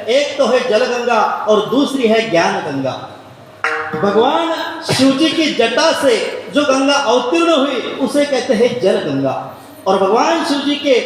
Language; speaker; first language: Hindi; non-native, local second language; Marathi